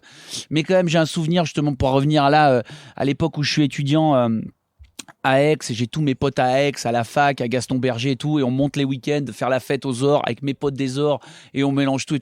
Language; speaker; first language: French; native; French